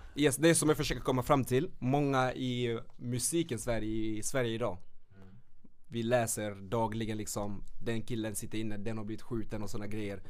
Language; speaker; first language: Swedish; early bilingual, other home language; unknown